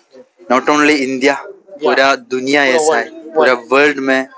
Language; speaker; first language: Hindi; non-native, local second language; Malayalam